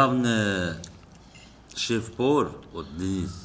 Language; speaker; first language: Russian; non-native, local second language; Uzbek